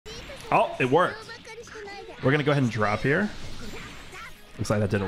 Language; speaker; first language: English; native; English